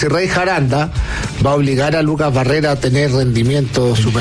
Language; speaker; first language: Spanish; native; Spanish